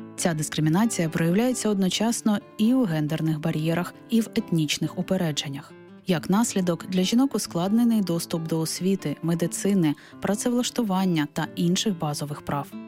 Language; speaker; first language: Ukrainian; native; Ukrainian